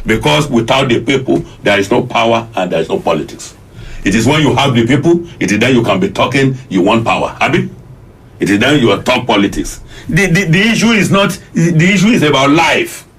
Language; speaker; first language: English; non-native, local second language; Yoruba